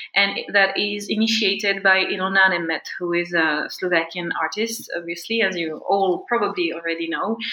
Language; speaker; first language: English; non-native, fluent; French